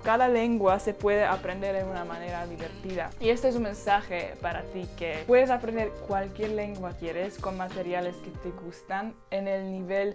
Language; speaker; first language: Spanish; non-native, learner; Slovak